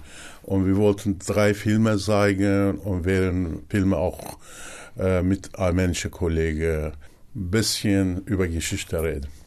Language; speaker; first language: German; non-native, learner; Kurdish